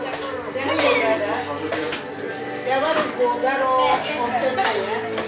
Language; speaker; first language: Norwegian; non-native, learner; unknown